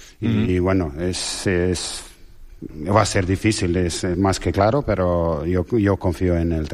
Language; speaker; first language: Spanish; non-native, fluent; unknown